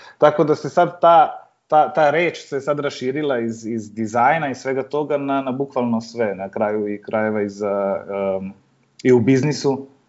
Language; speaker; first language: Serbian; early bilingual, heritage; Serbian